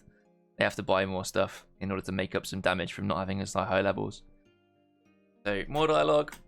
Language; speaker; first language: English; native; English